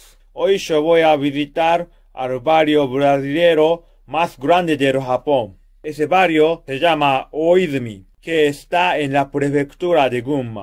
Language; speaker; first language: Spanish; non-native, fluent; Japanese